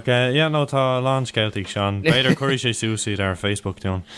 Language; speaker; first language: Irish; non-native, local second language; English